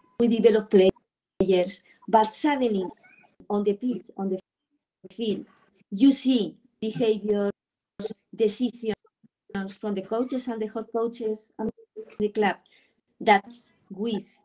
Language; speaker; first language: English; non-native, learner; Spanish